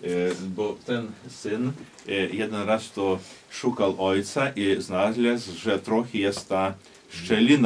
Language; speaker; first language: Polish; non-native, local second language; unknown